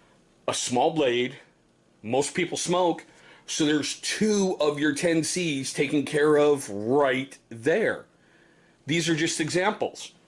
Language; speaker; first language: English; native; English